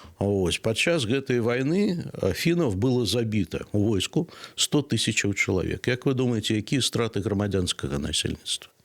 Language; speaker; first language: Belarusian; native; Belarusian